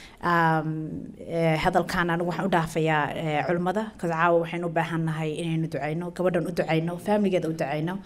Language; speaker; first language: Somali; early bilingual, heritage; Somali